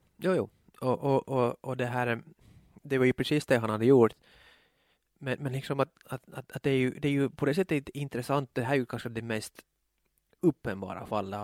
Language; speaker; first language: Swedish; native; Swedish